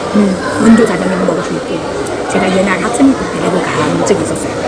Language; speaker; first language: Korean; early bilingual, heritage; Korean